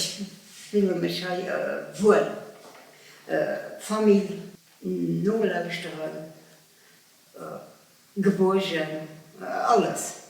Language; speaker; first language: German; non-native, local second language; Luxembourgish